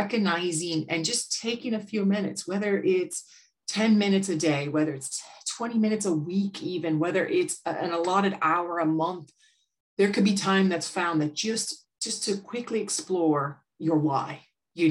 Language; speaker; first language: English; native; English